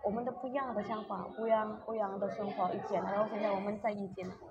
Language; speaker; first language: Chinese; non-native, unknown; Indonesian